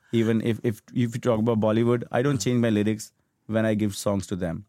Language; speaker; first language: English; non-native, local second language; Punjabi